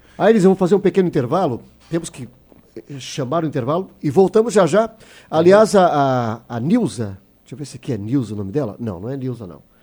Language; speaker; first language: Portuguese; native; Portuguese